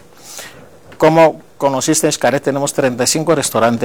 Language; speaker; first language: Spanish; non-native, fluent; Greek